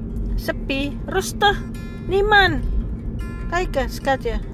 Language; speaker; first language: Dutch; non-native, learner; Indonesian